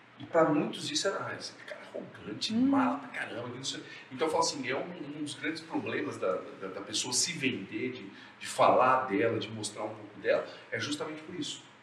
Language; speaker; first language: Portuguese; native; Portuguese